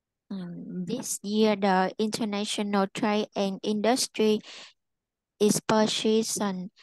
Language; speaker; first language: English; non-native, learner; Vietnamese